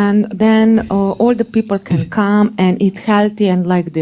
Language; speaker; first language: English; non-native, learner; Slovenian